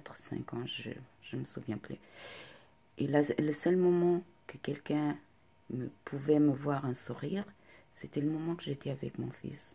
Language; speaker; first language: French; non-native, fluent; Portuguese